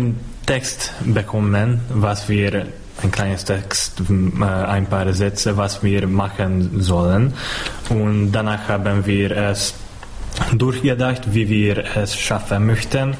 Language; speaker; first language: German; non-native, fluent; Hungarian